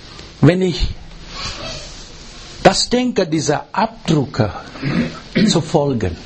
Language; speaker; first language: German; non-native, learner; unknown